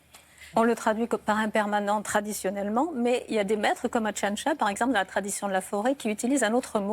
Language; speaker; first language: French; native; French